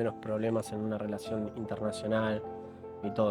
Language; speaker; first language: Spanish; native; Spanish